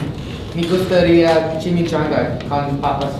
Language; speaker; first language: Spanish; non-native, learner; English